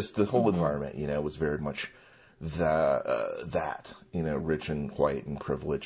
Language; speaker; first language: English; non-native, local second language; Chinese